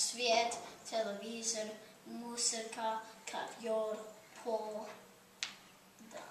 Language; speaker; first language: Russian; non-native, learner; English